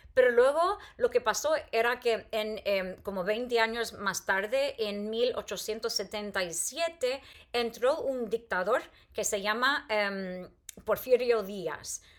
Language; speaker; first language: Spanish; non-native, fluent; English